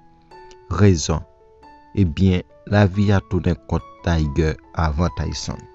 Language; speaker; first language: French; non-native, local second language; Haitian Creole